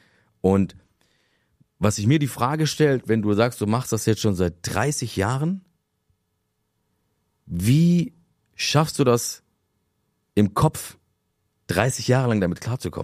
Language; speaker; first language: German; native; German